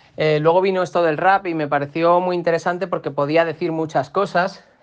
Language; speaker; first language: Spanish; native; Spanish